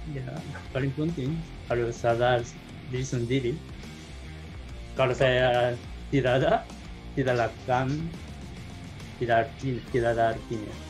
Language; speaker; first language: Indonesian; non-native, learner; Japanese